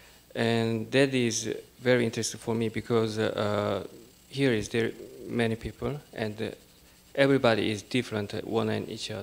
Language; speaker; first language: English; non-native, learner; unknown